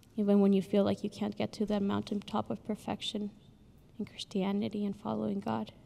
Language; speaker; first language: English; early bilingual, other home language; Spanish